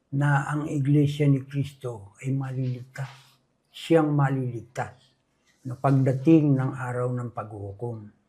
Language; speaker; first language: Filipino; non-native, local second language; Bikol